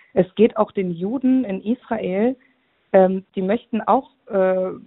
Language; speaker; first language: German; native; German